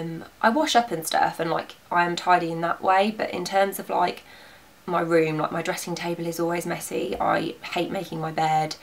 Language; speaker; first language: English; native; English